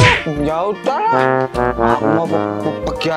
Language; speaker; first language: Indonesian; native; Indonesian